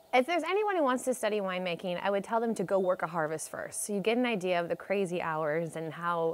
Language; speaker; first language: English; native; English